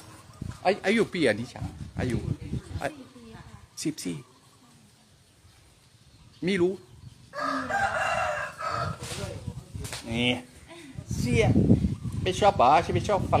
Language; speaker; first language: Thai; non-native, learner; French